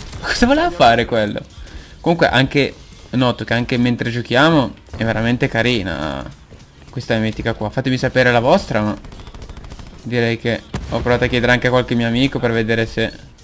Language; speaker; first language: Italian; native; Italian